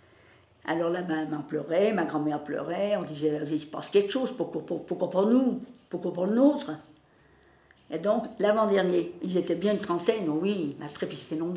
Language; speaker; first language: French; native; French